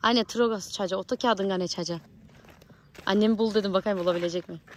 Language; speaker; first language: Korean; non-native, fluent; Turkish